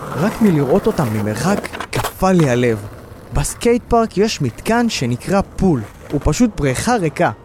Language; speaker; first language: Hebrew; native; Hebrew